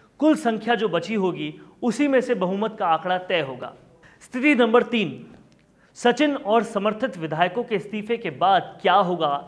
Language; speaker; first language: Hindi; native; Hindi